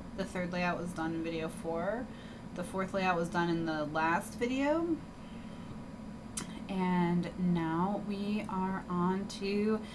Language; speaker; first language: English; native; English